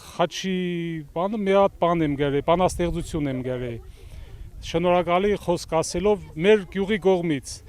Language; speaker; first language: Armenian; native; Armenian